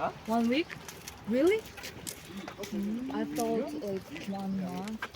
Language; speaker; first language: English; non-native, learner; Russian